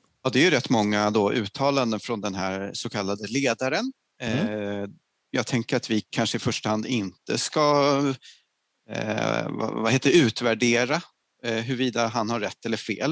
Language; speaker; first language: Swedish; native; Swedish